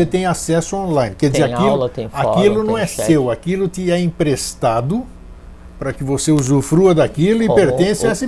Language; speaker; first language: Portuguese; native; Portuguese